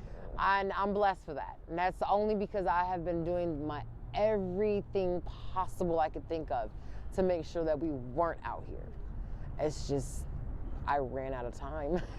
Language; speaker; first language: English; native; English